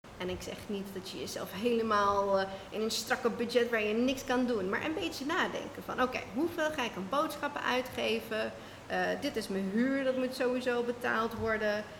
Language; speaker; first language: Dutch; non-native, fluent; English